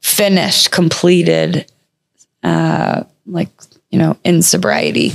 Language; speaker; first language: English; native; English